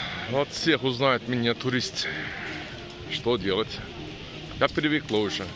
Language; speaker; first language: Russian; non-native, learner; Turkish